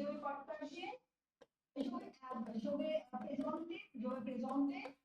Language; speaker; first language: French; non-native, learner; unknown